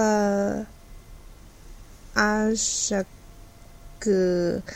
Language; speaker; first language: Portuguese; non-native, learner; Chinese